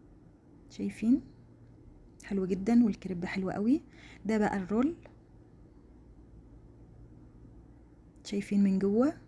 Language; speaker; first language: Arabic; native; Arabic